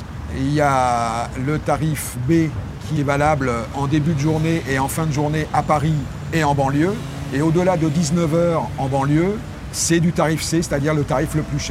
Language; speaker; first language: French; native; French